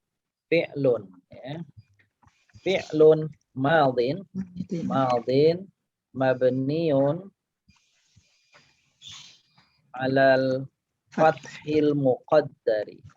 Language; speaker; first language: Arabic; non-native, fluent; Indonesian